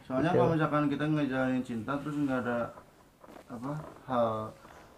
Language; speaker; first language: Indonesian; non-native, local second language; Sundanese